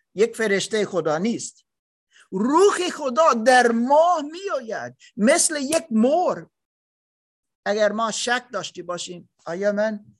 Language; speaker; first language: Persian; non-native, learner; German